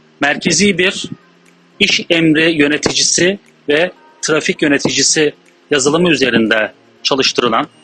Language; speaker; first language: Turkish; native; Turkish